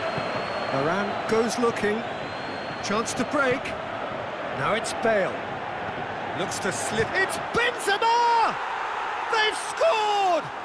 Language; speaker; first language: English; native; English